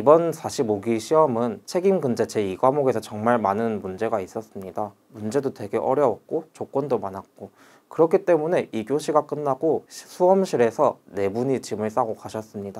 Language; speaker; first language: Korean; native; Korean